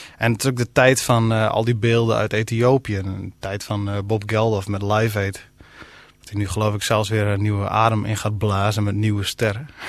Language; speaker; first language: Dutch; non-native, local second language; Western Frisian